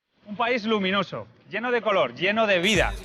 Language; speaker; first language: Spanish; native; Spanish